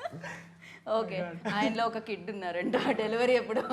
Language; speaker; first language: Telugu; native; Telugu